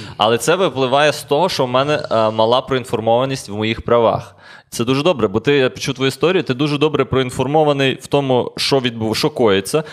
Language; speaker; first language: Ukrainian; native; Ukrainian